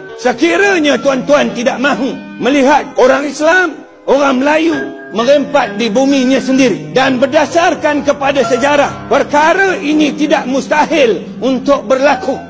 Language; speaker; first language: Malay; non-native, local second language; Chinese